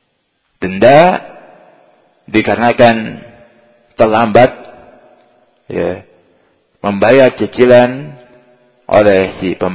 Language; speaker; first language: Indonesian; native; Indonesian